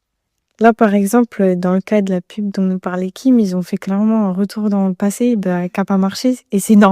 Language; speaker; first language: French; native; French